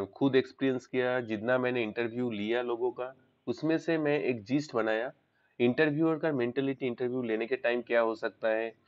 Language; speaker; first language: Hindi; non-native, local second language; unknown